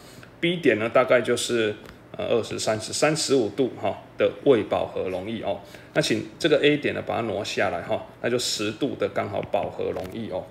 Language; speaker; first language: Chinese; native; Chinese